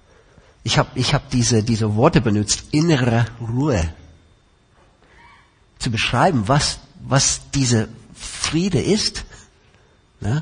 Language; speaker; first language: German; non-native, fluent; English